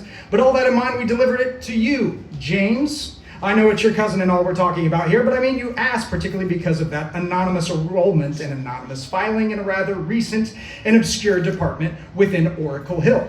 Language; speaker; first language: English; native; English